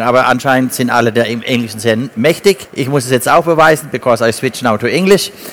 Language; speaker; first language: German; native; German